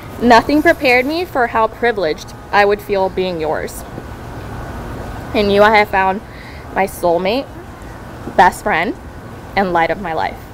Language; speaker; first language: English; native; English